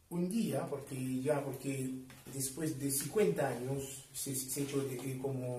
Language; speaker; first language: Spanish; non-native, fluent; Haitian Creole